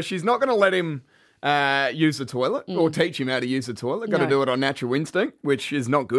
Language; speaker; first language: English; native; English